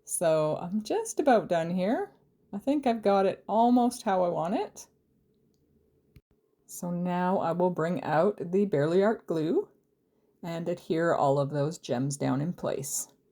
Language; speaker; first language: English; native; English